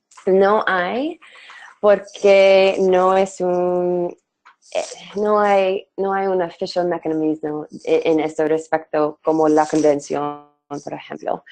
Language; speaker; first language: Spanish; non-native, fluent; English